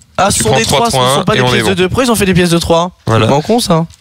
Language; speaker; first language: French; native; French